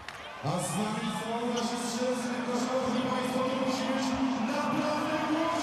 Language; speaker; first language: Polish; native; Polish